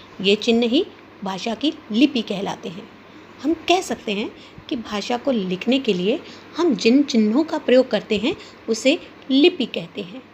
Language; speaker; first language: Hindi; native; Hindi